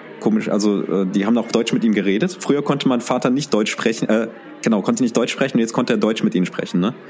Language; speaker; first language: German; early bilingual, other home language; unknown